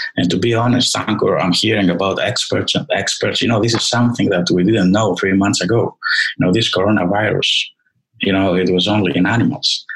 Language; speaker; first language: English; non-native, fluent; Greek